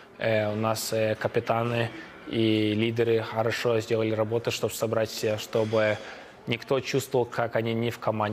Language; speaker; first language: Russian; early bilingual, heritage; Russian